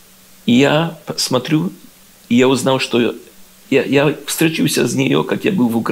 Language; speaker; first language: Russian; non-native, learner; Polish